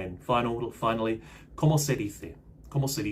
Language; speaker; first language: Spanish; non-native, fluent; English